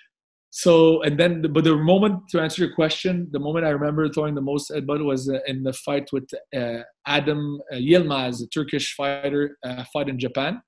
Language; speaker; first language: English; non-native, fluent; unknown